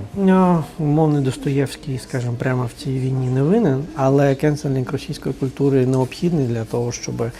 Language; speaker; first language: Ukrainian; non-native, fluent; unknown